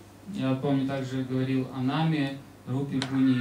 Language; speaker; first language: Russian; native; Russian